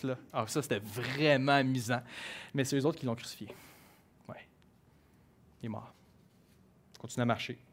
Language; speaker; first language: French; native; French